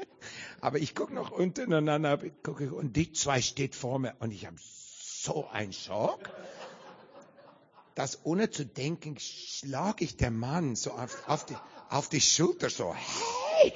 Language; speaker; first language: German; non-native, learner; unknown